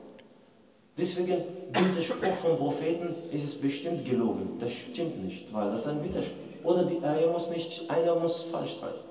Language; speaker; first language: German; non-native, fluent; Arabic